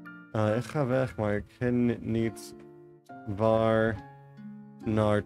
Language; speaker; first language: Dutch; non-native, learner; English